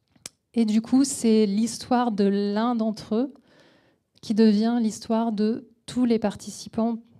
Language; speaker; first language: French; native; French